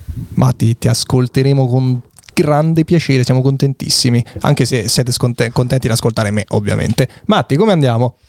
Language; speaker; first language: Italian; native; Italian